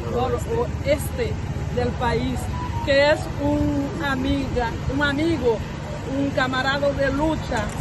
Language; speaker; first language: Spanish; non-native, fluent; Haitian Creole